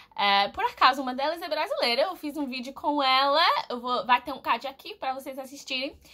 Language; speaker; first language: Portuguese; non-native, fluent; English